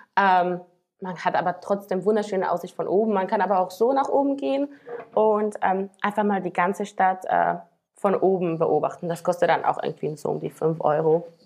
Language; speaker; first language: German; non-native, fluent; Slovak